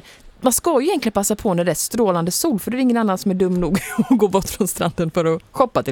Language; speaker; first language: Swedish; native; Swedish